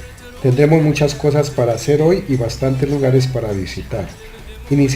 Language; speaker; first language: Spanish; native; Spanish